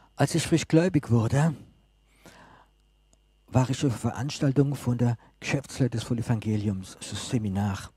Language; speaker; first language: German; non-native, fluent; French